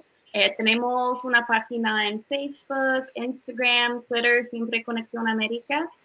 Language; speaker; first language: Spanish; non-native, fluent; English